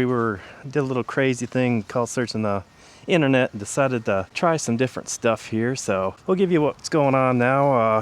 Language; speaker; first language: English; native; English